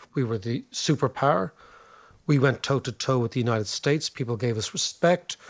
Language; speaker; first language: English; native; English